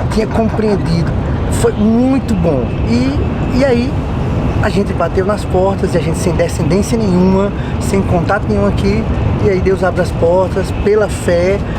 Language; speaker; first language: Portuguese; native; Portuguese